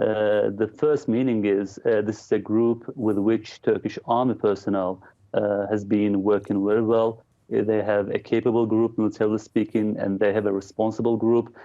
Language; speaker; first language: English; non-native, fluent; Turkish